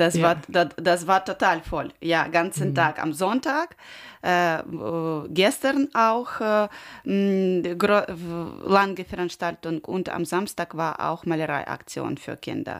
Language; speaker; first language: German; non-native, learner; Ukrainian